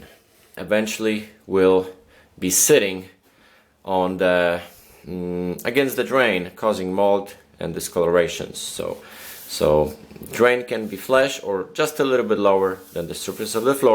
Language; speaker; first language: English; non-native, fluent; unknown